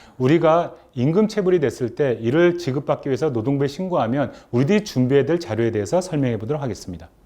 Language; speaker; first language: Korean; native; Korean